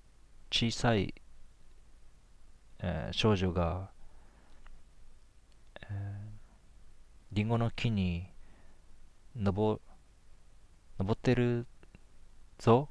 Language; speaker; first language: Japanese; native; Japanese